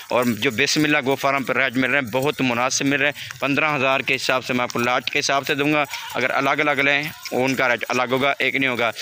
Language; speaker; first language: Urdu; non-native, local second language; Saraiki